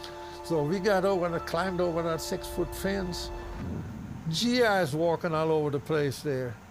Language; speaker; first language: English; non-native, fluent; German